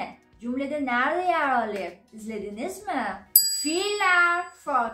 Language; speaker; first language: Turkish; non-native, fluent; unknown